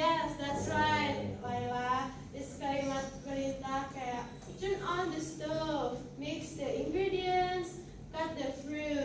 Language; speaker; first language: English; non-native, fluent; Indonesian